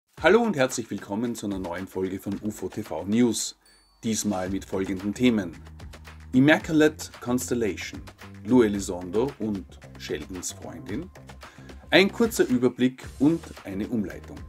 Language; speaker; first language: German; native; German